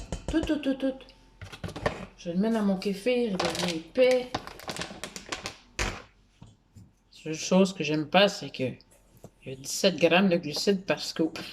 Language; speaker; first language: French; native; French